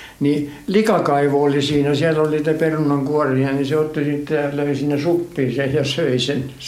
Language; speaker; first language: Finnish; native; Finnish